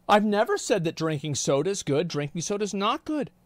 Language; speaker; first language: English; native; English